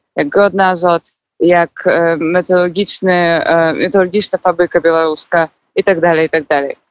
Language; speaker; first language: Polish; non-native, fluent; Russian